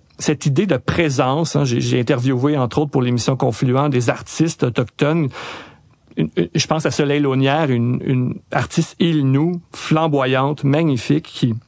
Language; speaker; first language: French; native; French